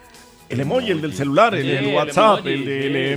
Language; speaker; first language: Spanish; native; Spanish